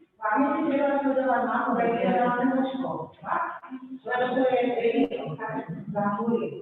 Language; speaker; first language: Slovak; native; Slovak